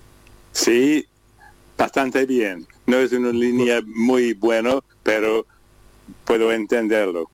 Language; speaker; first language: Spanish; non-native, learner; English